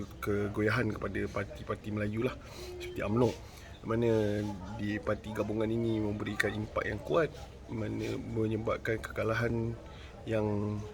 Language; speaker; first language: Malay; native; Malay